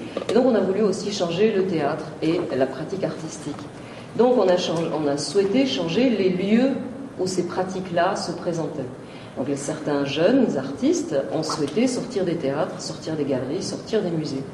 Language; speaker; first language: French; native; French